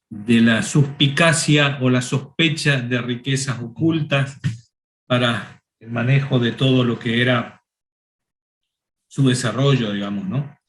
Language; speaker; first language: Spanish; native; Spanish